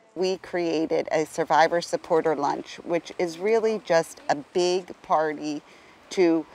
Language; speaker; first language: English; native; English